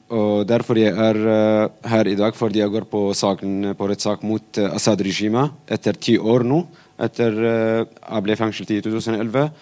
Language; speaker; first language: Norwegian; non-native, fluent; Arabic